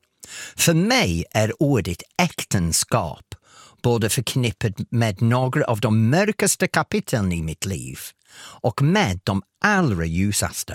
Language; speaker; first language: Swedish; non-native, fluent; English